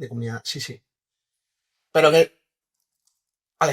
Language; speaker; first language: Spanish; native; Spanish